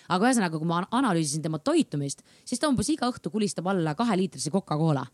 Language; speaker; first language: Estonian; native; Estonian